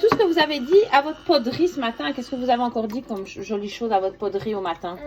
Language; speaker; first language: French; native; French